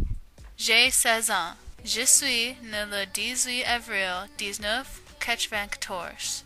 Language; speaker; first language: French; non-native, learner; English